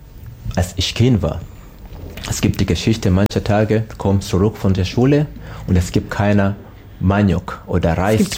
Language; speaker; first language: German; non-native, learner; Swahili